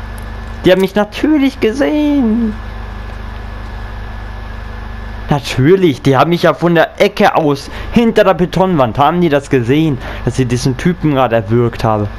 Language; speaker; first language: German; native; German